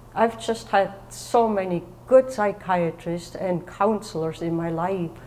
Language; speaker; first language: English; non-native, fluent; German